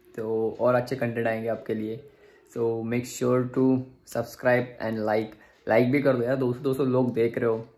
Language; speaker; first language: Hindi; non-native, local second language; Marathi